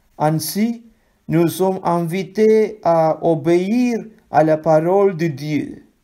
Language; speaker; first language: French; non-native, fluent; Malayalam